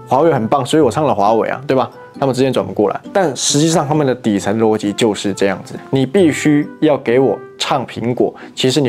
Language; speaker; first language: Chinese; native; Chinese